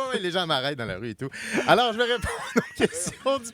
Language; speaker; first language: French; native; French